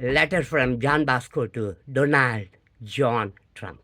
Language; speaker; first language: English; non-native, local second language; Tamil